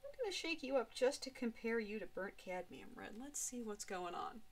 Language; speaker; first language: English; native; English